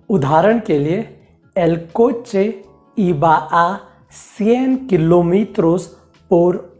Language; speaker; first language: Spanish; non-native, fluent; Hindi